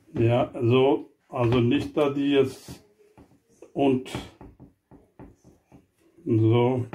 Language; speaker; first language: German; non-native, learner; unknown